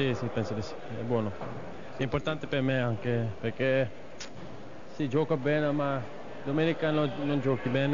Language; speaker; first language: Italian; non-native, learner; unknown